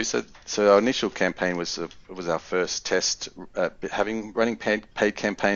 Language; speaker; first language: English; native; English